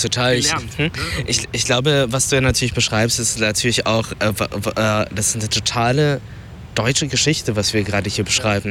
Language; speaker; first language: German; early bilingual, other home language; Vietnamese